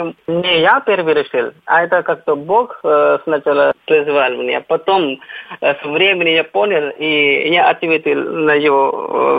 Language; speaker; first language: Russian; non-native, fluent; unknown